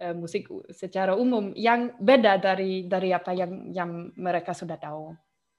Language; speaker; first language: Indonesian; non-native, fluent; German